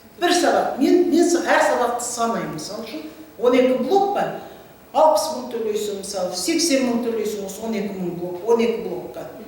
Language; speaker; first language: Kazakh; native; Kazakh